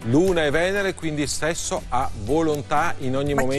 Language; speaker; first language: Italian; native; Italian